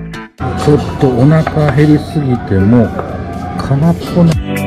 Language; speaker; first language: Japanese; non-native, fluent; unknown